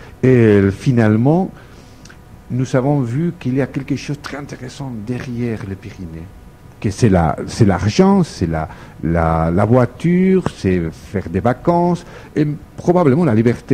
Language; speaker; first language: French; non-native, fluent; Spanish